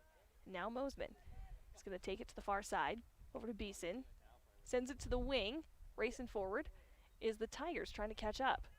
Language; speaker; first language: English; native; English